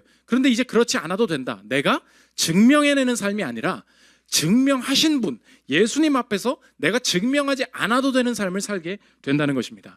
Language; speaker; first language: Korean; native; Korean